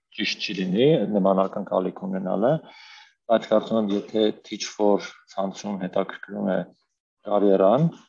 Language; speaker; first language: Armenian; native; Armenian